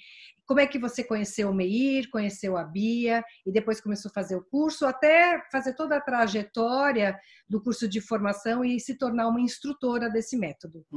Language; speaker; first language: Portuguese; native; Portuguese